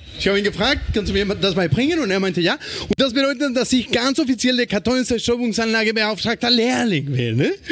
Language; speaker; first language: German; non-native, fluent; Spanish